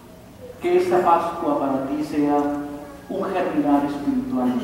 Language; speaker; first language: Spanish; native; Spanish